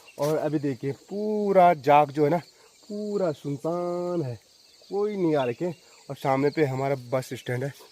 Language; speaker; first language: Hindi; non-native, local second language; Garhwali